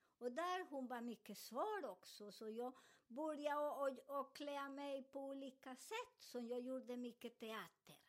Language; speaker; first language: Swedish; non-native, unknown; Spanish